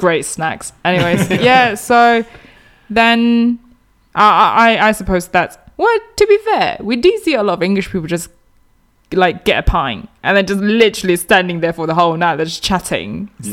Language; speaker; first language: English; non-native, fluent; Chinese